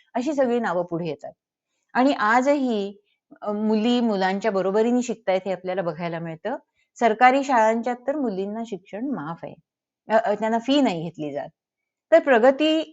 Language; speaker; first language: Marathi; early bilingual, heritage; Marathi